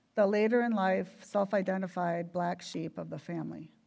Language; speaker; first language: English; native; English